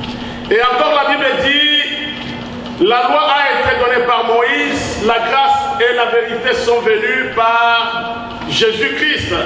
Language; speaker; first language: French; non-native, local second language; Lingala